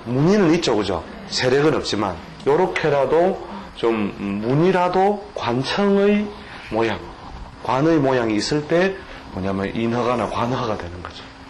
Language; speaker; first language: Korean; native; Korean